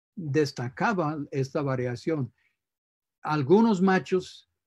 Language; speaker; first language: Spanish; non-native, fluent; English